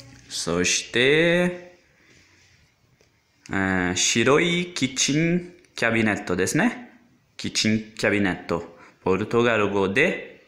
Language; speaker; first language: Japanese; non-native, learner; Portuguese